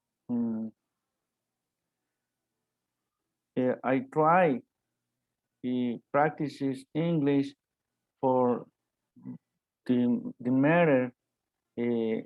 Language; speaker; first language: English; non-native, learner; Spanish